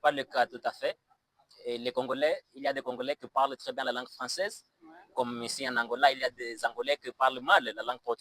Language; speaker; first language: French; non-native, fluent; Portuguese